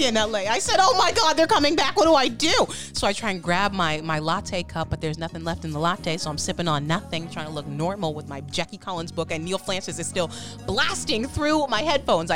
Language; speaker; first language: English; native; English